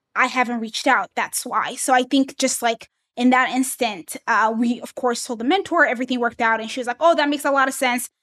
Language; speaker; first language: English; early bilingual, other home language; Amharic